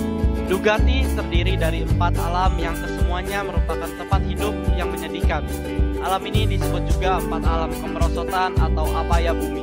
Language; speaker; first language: Indonesian; native; Indonesian